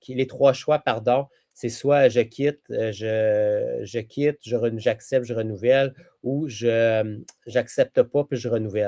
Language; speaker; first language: French; native; French